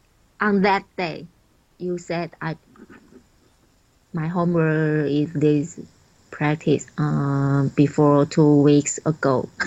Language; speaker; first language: English; non-native, learner; Chinese